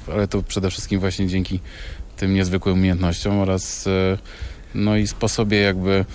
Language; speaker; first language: Polish; native; Polish